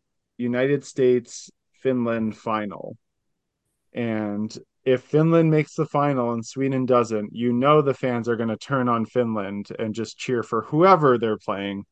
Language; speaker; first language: English; native; English